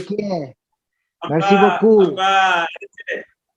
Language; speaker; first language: French; non-native, learner; Portuguese